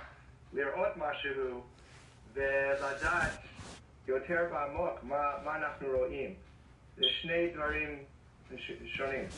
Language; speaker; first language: Hebrew; non-native, learner; English